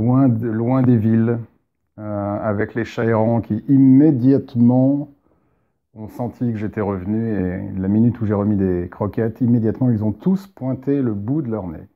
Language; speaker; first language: French; native; French